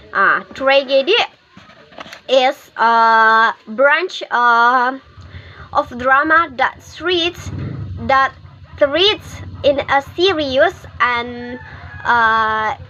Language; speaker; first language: English; non-native, learner; Indonesian